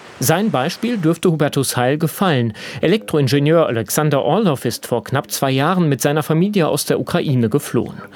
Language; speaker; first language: German; native; German